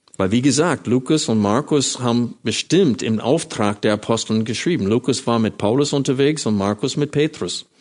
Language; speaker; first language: German; non-native, fluent; English